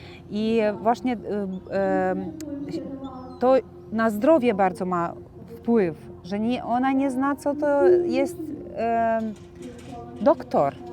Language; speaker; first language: Polish; non-native, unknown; Romanian